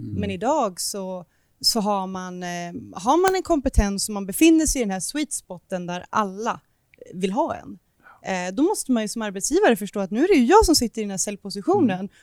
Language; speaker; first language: Swedish; native; Swedish